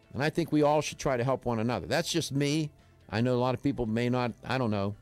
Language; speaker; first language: English; native; English